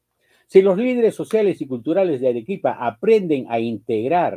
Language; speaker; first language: Spanish; native; Spanish